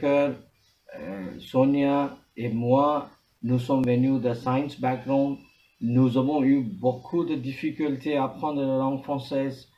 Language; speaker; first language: French; non-native, fluent; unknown